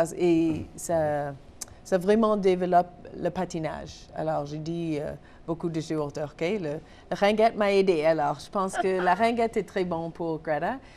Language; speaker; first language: French; non-native, local second language; English